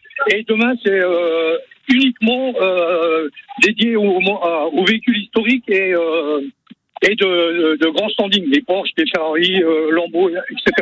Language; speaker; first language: French; native; French